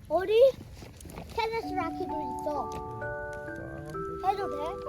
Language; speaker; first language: Korean; early bilingual, heritage; Korean